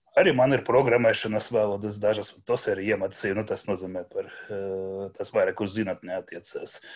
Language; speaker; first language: Latvian; non-native, local second language; Russian